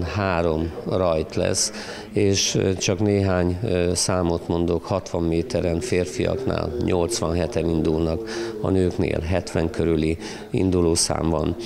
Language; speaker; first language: Hungarian; native; Hungarian